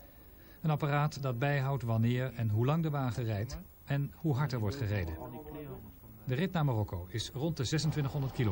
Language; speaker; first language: Dutch; native; Dutch